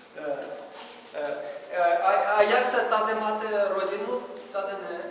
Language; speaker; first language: Ukrainian; native; Ukrainian